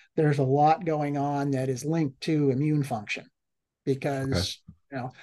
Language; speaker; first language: English; native; English